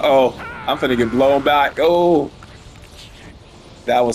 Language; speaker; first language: English; native; English